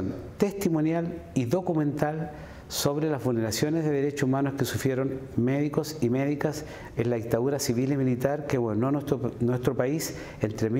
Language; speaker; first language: Spanish; native; Spanish